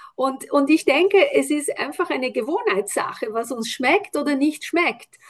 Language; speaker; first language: German; non-native, fluent; Italian